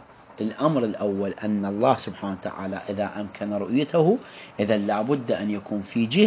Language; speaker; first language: Arabic; native; Arabic